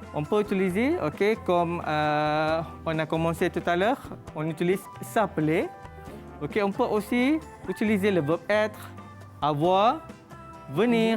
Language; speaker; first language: French; non-native, fluent; Malay